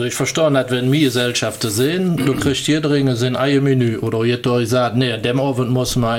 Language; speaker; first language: German; native; German